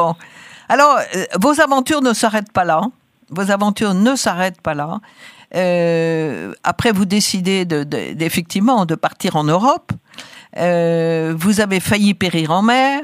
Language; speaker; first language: French; native; French